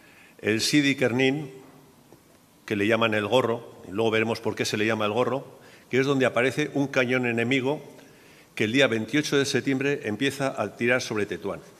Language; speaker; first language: Spanish; native; Spanish